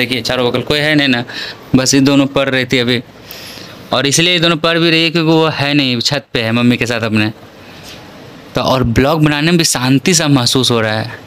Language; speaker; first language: Hindi; native; Hindi